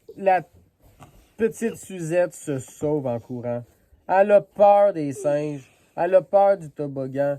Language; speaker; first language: French; native; French